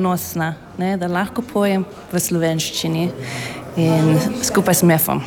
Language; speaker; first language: Slovenian; non-native, learner; English